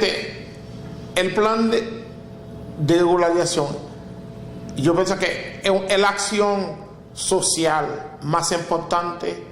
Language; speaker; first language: Spanish; non-native, fluent; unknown